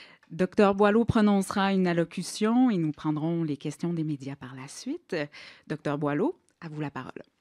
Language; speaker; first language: French; native; French